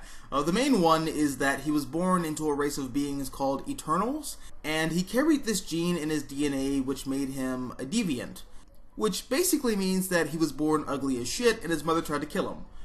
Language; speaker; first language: English; native; English